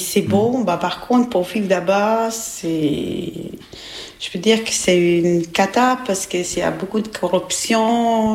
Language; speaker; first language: French; non-native, learner; Albanian